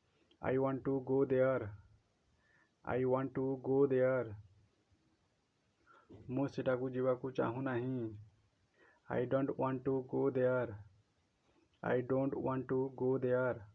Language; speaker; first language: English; non-native, local second language; Odia